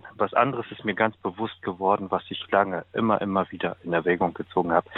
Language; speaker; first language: German; native; German